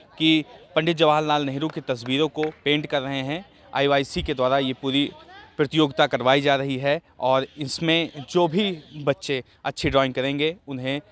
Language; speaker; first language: Hindi; native; Hindi